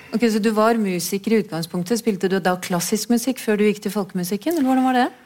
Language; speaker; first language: Norwegian; native; Norwegian